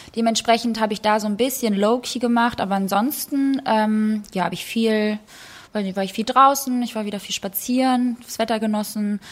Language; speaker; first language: German; early bilingual, other home language; Albanian